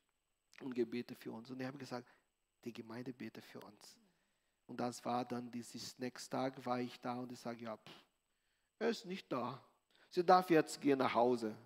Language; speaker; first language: German; non-native, learner; Portuguese